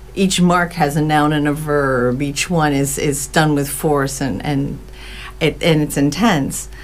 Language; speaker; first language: English; native; English